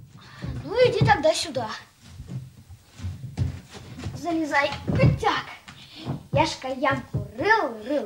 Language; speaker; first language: Russian; native; Russian